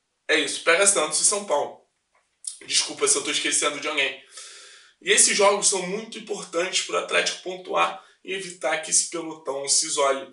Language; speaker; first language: Portuguese; native; Portuguese